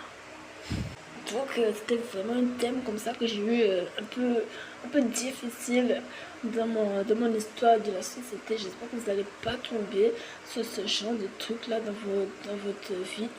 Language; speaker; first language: French; native; French